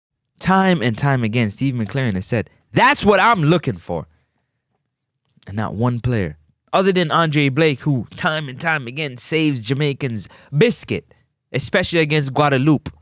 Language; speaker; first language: English; native; English